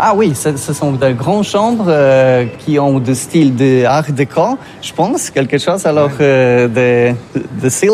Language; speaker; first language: French; non-native, learner; Polish